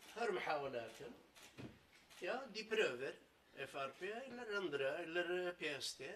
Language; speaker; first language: Norwegian; non-native, learner; Kurdish